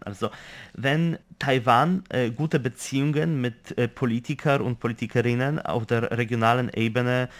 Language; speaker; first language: German; non-native, fluent; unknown